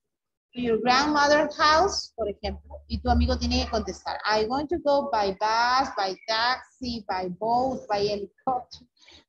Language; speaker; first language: English; non-native, fluent; Spanish